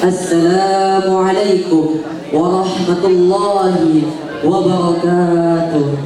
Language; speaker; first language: Arabic; non-native, learner; Indonesian